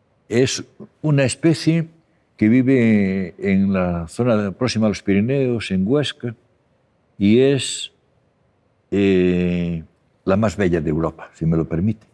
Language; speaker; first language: Spanish; native; Spanish